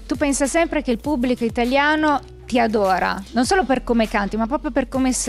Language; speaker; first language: Italian; native; Italian